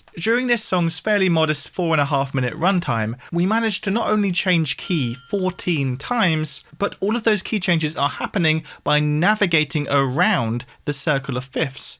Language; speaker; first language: English; native; English